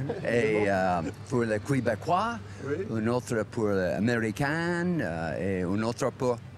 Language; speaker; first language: French; non-native, learner; English